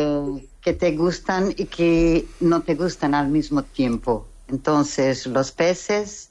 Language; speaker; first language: Spanish; non-native, fluent; Portuguese